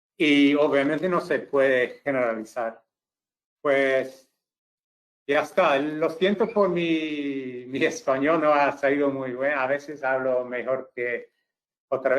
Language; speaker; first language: Spanish; non-native, fluent; English